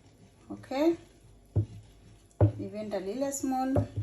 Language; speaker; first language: Danish; non-native, fluent; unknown